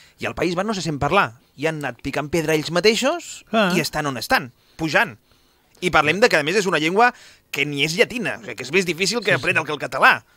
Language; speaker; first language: Catalan; non-native, local second language; Spanish